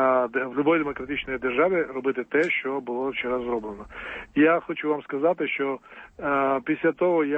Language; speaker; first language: Ukrainian; non-native, fluent; Georgian